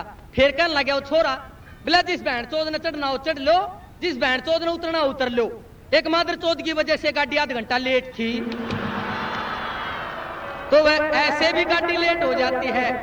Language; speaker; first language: Hindi; non-native, local second language; Haryanvi